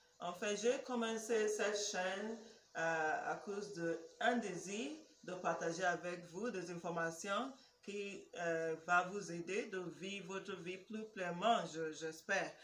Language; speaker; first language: French; non-native, learner; English